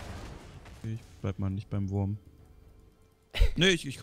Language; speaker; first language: German; native; German